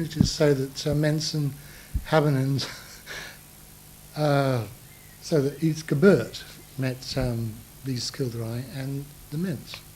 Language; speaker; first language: Dutch; non-native, learner; English